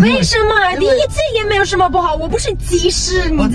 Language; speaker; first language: Chinese; non-native, learner; Russian